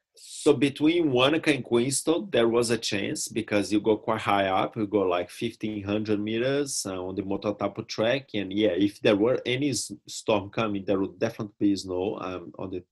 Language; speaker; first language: English; non-native, fluent; Portuguese